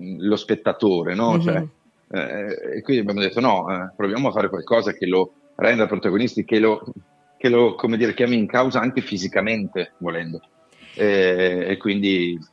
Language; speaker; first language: Italian; native; Italian